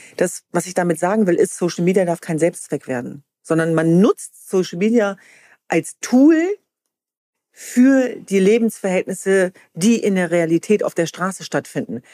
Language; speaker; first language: German; early bilingual, other home language; Kurdish